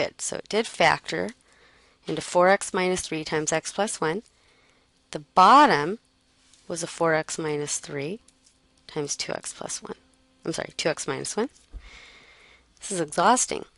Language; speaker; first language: English; native; English